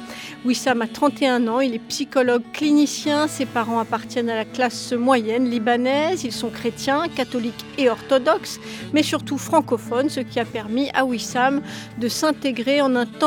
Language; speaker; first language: French; native; French